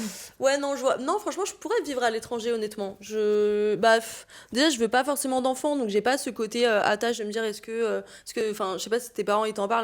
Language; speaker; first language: French; native; French